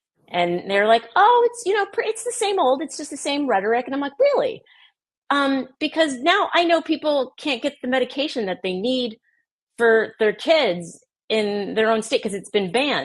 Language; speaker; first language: English; native; English